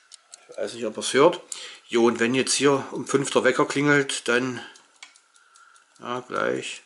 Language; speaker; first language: German; native; German